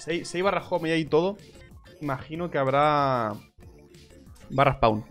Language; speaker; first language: Spanish; native; Spanish